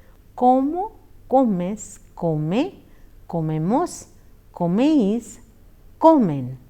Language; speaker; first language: Spanish; non-native, fluent; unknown